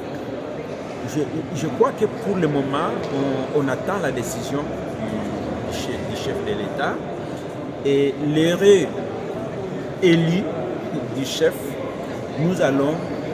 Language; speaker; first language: French; non-native, local second language; Swahili